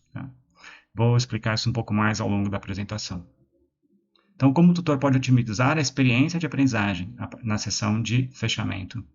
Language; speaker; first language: Portuguese; native; Portuguese